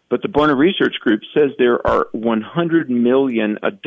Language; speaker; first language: English; native; English